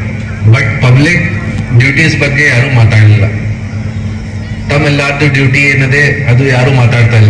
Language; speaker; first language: Kannada; non-native, local second language; Hindi